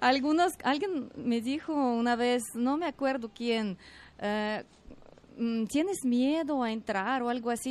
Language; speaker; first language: Spanish; non-native, fluent; Russian